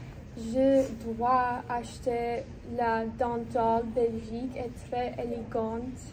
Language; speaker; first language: French; non-native, learner; English